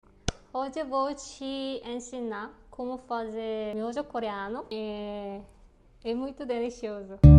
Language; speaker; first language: Portuguese; non-native, learner; Korean